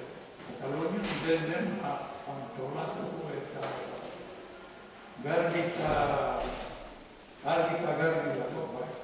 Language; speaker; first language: Basque; non-native, learner; Croatian